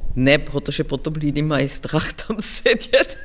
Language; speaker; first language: Czech; non-native, learner; German